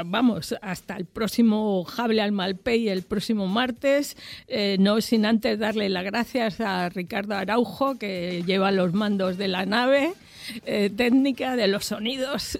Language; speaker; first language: Spanish; native; Spanish